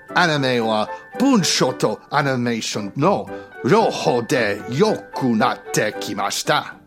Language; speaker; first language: Japanese; non-native, learner; English